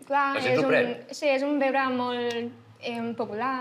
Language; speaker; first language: Catalan; non-native, learner; Chinese